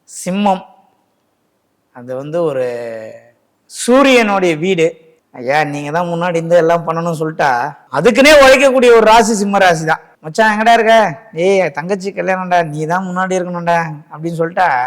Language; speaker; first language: Tamil; native; Tamil